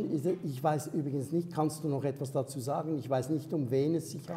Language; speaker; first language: German; native; German